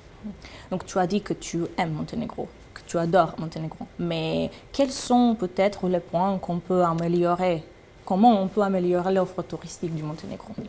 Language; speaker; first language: French; non-native, fluent; Serbian